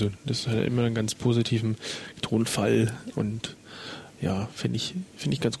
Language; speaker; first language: German; native; German